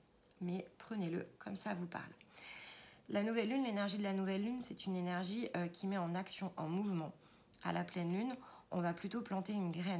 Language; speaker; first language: French; native; French